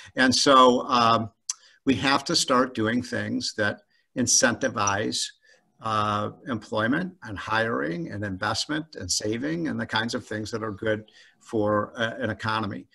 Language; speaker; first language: English; native; English